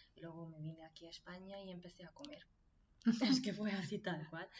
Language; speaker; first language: Spanish; non-native, fluent; Hungarian